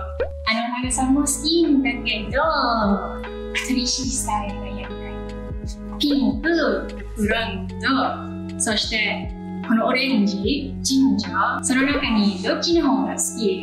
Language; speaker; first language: Japanese; non-native, learner; English